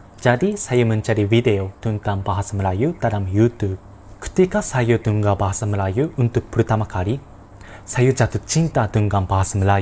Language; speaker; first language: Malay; non-native, learner; Japanese